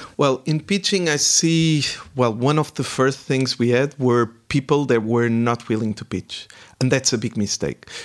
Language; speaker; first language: English; non-native, fluent; Portuguese